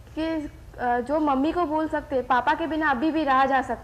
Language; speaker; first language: Hindi; native; Hindi